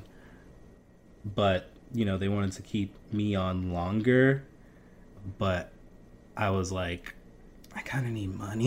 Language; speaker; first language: English; native; English